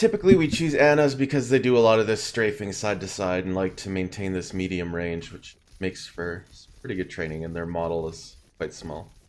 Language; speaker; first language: English; native; English